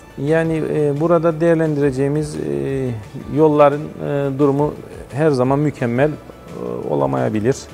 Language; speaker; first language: Turkish; native; Turkish